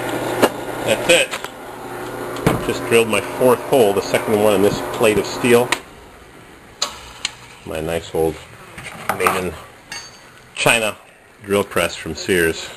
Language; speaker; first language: English; native; English